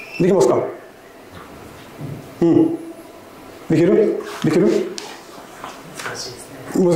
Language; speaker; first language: Japanese; non-native, learner; Arabic